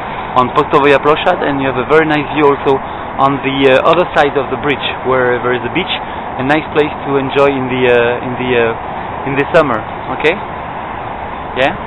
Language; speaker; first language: English; non-native, fluent; French